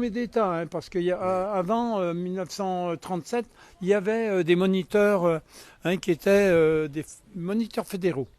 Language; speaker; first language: French; native; French